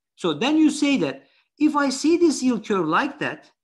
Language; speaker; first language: English; non-native, fluent; Turkish